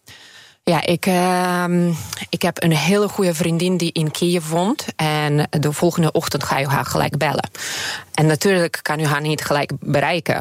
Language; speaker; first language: Dutch; non-native, fluent; Ukrainian